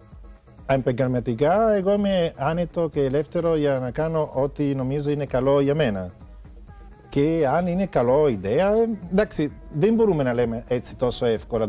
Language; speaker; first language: Greek; non-native, learner; Italian